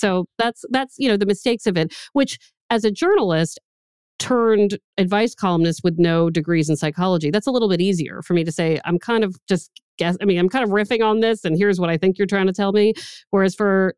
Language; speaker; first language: English; native; English